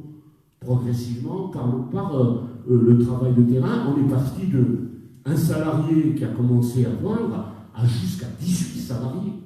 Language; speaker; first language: French; native; French